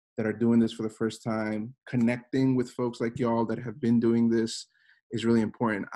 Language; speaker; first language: English; native; English